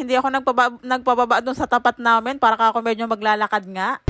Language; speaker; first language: Filipino; native; Filipino